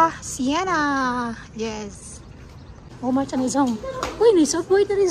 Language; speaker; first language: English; non-native, local second language; Cebuano